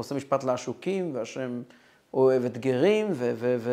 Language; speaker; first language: Hebrew; non-native, fluent; Russian